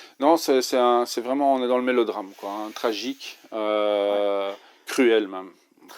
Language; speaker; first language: French; native; French